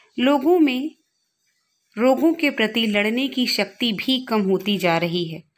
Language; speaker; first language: Hindi; native; Hindi